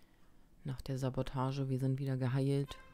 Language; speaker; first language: German; native; German